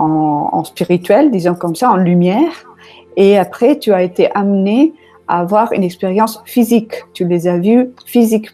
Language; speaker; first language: French; non-native, fluent; Italian